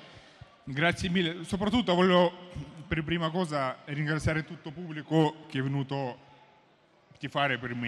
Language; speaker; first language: Italian; non-native, learner; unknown